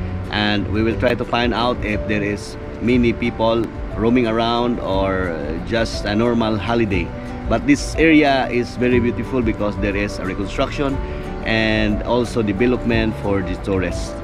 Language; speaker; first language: English; non-native, local second language; Filipino